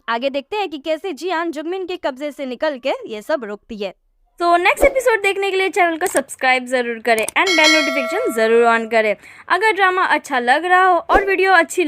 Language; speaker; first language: Hindi; native; Hindi